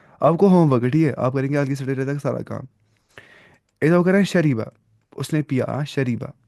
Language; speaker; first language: Urdu; native; Urdu